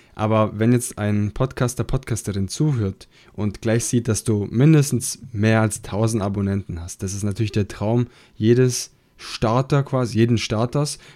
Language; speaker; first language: German; non-native, fluent; Italian